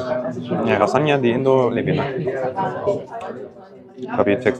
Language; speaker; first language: Indonesian; non-native, learner; German